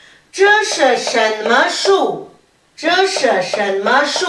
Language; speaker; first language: Chinese; non-native, fluent; Kazakh